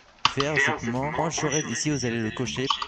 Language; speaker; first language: French; native; French